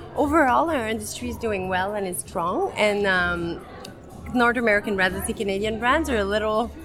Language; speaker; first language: English; native; English